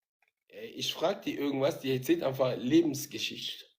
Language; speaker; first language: German; native; German